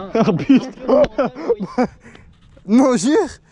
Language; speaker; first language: French; native; French